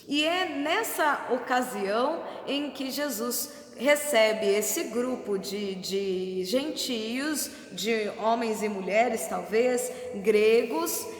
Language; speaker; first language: Portuguese; native; Portuguese